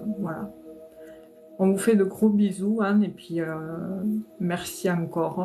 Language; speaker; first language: French; native; French